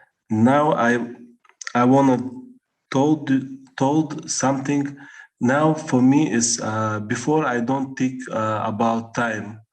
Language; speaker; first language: English; non-native, learner; Russian